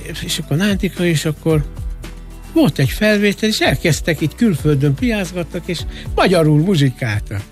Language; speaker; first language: Hungarian; native; Hungarian